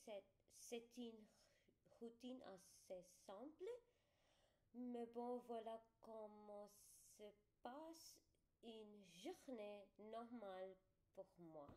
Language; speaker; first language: French; non-native, learner; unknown